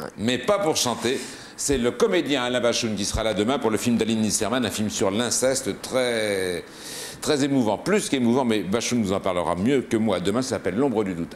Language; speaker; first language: French; native; French